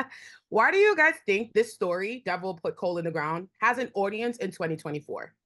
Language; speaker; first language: English; native; English